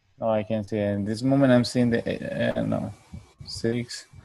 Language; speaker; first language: English; non-native, learner; Spanish